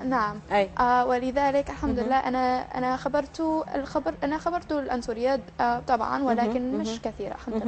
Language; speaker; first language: Arabic; early bilingual, heritage; English